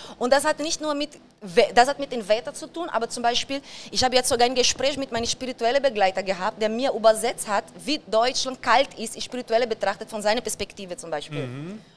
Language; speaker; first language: German; non-native, fluent; Portuguese